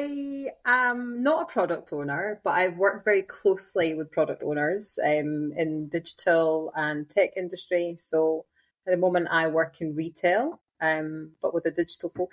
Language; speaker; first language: English; native; English